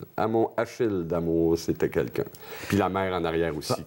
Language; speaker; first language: French; native; French